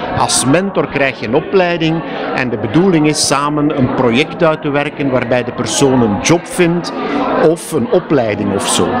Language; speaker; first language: Dutch; native; Dutch